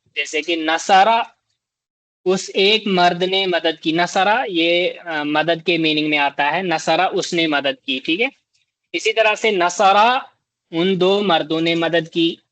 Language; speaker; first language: Urdu; native; Urdu